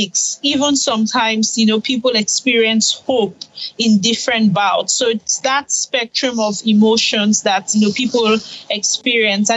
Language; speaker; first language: English; non-native, local second language; Igbo